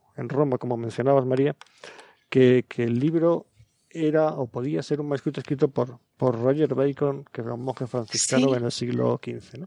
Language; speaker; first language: Spanish; native; Spanish